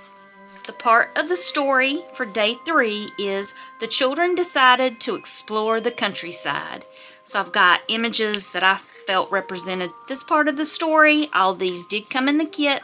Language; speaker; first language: English; native; English